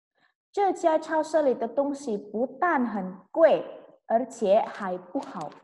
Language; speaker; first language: Chinese; non-native, fluent; Indonesian